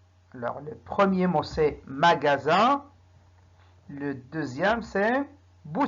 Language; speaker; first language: French; non-native, local second language; Arabic